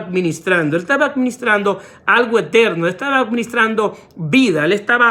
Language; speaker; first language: Spanish; native; Spanish